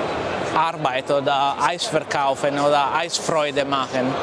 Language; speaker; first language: German; non-native, learner; Italian